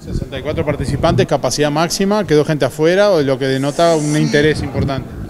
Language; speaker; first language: Spanish; native; Spanish